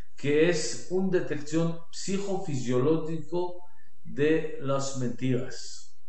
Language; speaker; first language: Spanish; non-native, learner; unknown